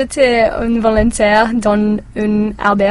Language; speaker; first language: French; non-native, learner; English